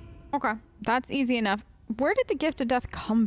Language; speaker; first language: English; native; English